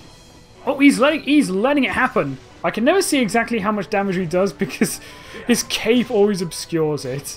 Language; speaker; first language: English; native; English